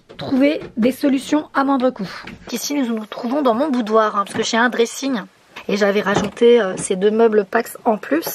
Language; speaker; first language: French; native; French